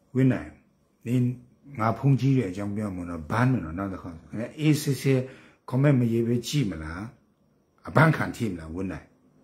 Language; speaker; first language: Burmese; non-native, local second language; Kachin